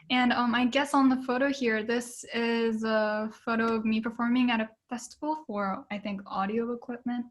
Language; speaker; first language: English; early bilingual, other home language; Japanese